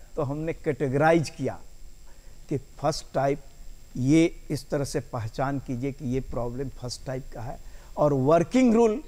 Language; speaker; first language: Hindi; native; Hindi